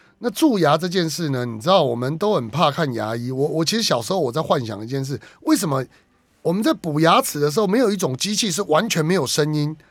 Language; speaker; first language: Chinese; native; Chinese